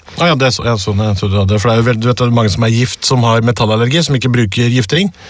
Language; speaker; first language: Norwegian; early bilingual, other home language; Urdu